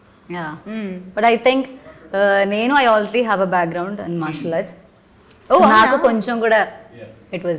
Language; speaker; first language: Telugu; non-native, learner; Malayalam